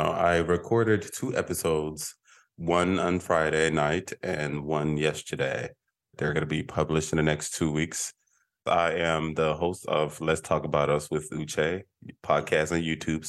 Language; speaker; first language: English; non-native, local second language; Igbo